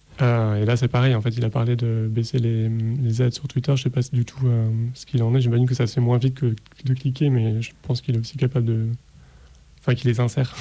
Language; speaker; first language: French; native; French